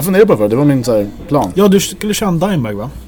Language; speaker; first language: Swedish; native; Swedish